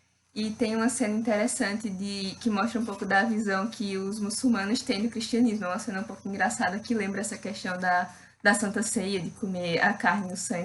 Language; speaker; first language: Portuguese; native; Portuguese